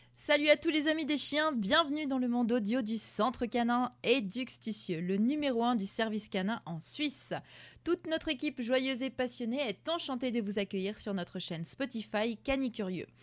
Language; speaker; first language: French; native; French